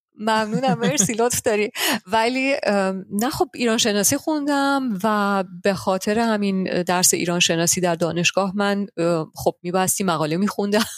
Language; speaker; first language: Persian; early bilingual, heritage; Persian